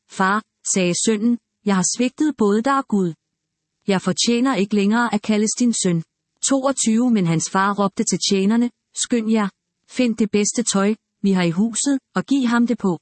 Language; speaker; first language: Danish; native; Danish